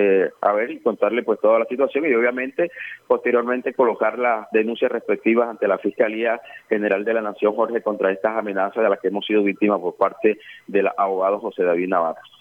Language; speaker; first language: Spanish; native; Spanish